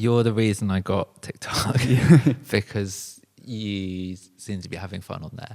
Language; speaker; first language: English; native; English